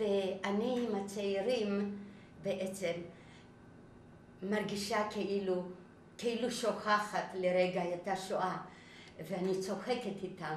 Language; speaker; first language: Hebrew; non-native, fluent; Greek